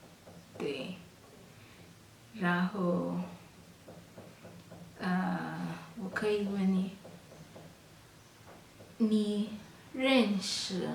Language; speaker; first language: Chinese; non-native, fluent; Kalenjin